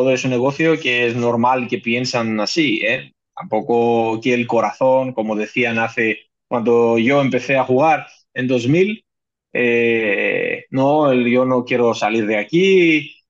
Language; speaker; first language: Spanish; non-native, fluent; Greek